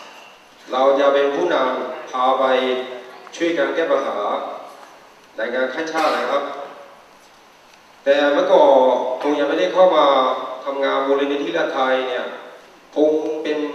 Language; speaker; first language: Thai; non-native, fluent; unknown